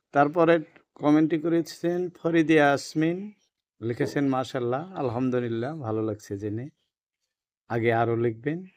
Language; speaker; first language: Bangla; non-native, local second language; Assamese